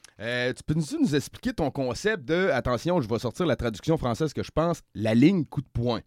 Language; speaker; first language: French; native; French